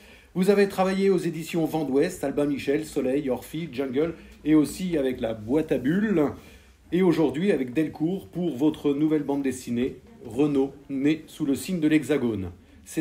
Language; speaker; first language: French; native; French